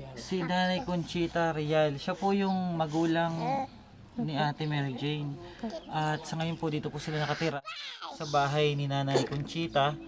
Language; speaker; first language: Filipino; native; Filipino